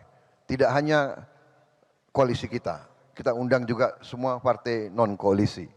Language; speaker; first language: Indonesian; native; Indonesian